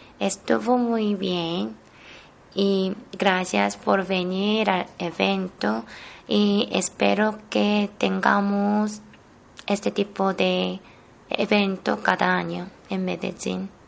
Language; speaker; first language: Spanish; non-native, fluent; Korean